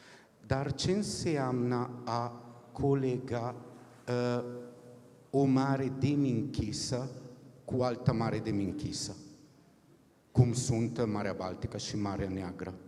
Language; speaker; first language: Romanian; non-native, fluent; Italian